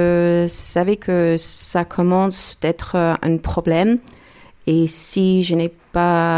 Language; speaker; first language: French; non-native, learner; English